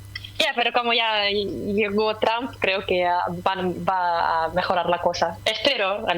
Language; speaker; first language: Spanish; non-native, fluent; Russian